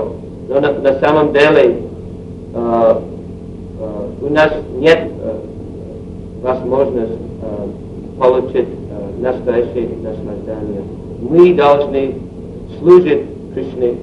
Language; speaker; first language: Russian; non-native, learner; English